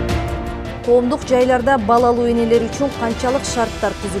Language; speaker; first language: Kyrgyz; native; Kyrgyz